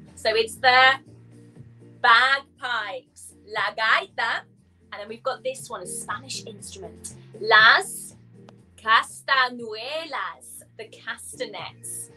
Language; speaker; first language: English; native; English